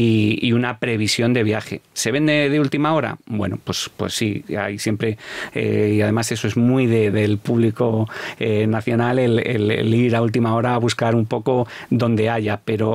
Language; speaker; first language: Spanish; native; Spanish